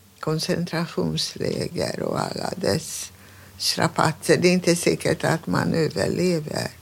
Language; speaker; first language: Swedish; non-native, fluent; Hungarian